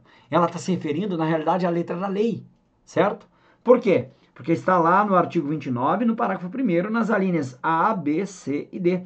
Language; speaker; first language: Portuguese; native; Portuguese